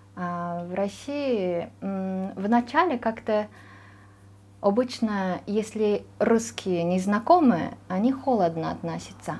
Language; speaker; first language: Russian; non-native, fluent; Japanese